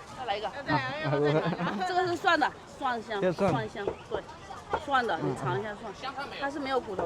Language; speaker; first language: Chinese; native; Chinese